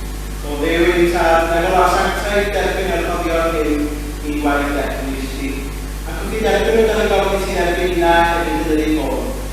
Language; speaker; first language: Welsh; native; Welsh